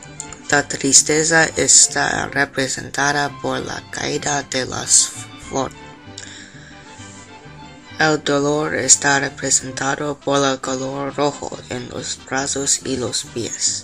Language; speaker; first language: Spanish; non-native, learner; English